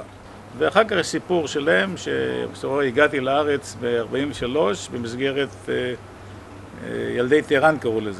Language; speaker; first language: Hebrew; early bilingual, other home language; Polish